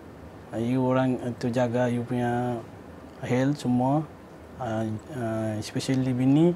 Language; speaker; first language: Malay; non-native, learner; Nepali